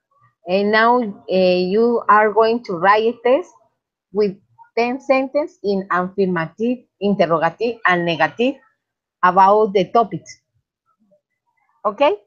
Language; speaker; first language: English; non-native, learner; Spanish